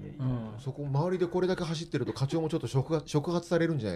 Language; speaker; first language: Japanese; native; Japanese